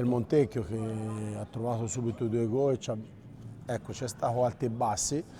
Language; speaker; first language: Italian; native; Italian